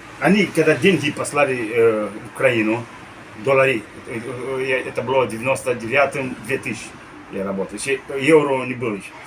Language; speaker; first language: Russian; non-native, learner; Romanian